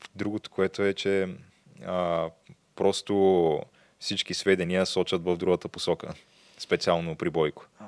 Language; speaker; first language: Bulgarian; native; Bulgarian